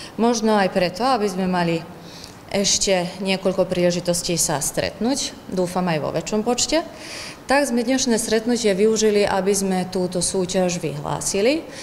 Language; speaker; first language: Slovak; native; Slovak